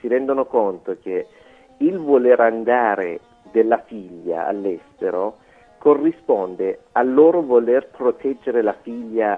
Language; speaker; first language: Italian; non-native, fluent; Persian